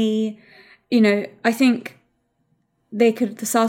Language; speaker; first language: English; native; English